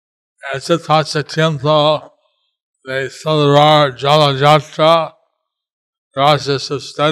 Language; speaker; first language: Spanish; non-native, learner; English